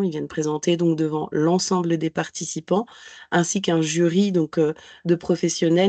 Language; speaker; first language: French; native; French